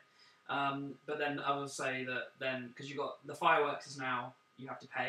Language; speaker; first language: English; native; English